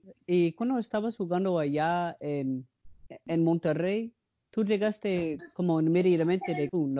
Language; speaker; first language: Spanish; non-native, learner; English